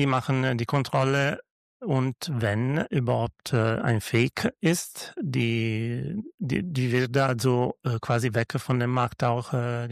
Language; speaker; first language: German; non-native, learner; Italian